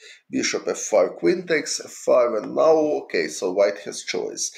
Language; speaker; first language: English; non-native, fluent; Ukrainian